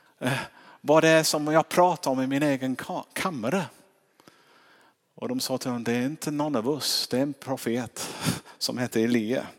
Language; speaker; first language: Swedish; non-native, fluent; English